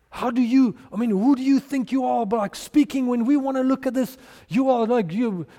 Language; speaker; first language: English; non-native, local second language; Afrikaans